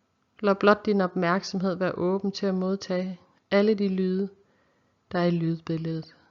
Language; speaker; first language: Danish; native; Danish